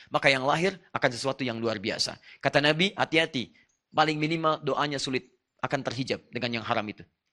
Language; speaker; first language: Indonesian; non-native, fluent; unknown